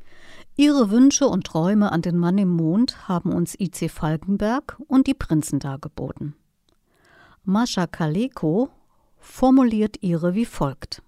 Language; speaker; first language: German; native; German